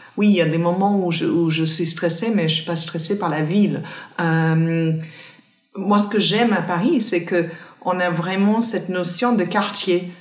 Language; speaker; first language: French; non-native, fluent; English